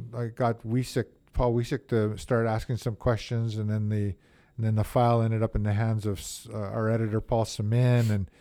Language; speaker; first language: English; native; English